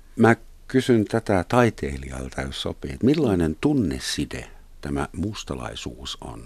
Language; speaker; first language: Finnish; non-native, fluent; German